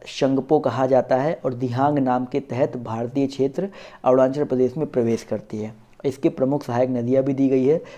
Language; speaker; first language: Hindi; native; Hindi